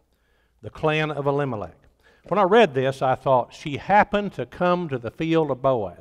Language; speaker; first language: English; native; English